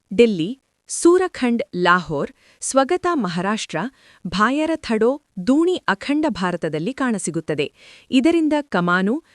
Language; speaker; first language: Kannada; non-native, local second language; Lambadi